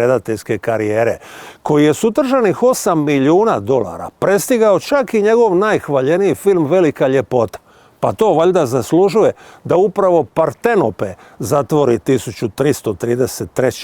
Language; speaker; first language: Bosnian; native; Bosnian